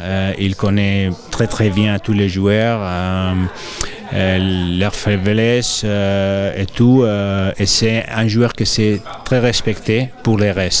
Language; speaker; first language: French; non-native, fluent; Spanish